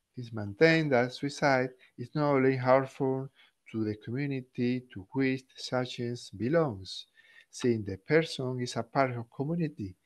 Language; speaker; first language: English; non-native, fluent; Spanish